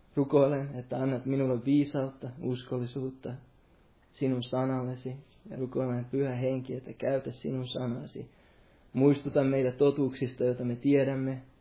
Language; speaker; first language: Finnish; non-native, local second language; Swedish